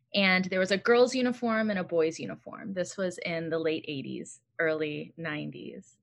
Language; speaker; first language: English; native; English